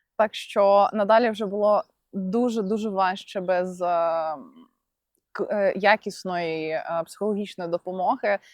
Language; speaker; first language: Ukrainian; non-native, local second language; Russian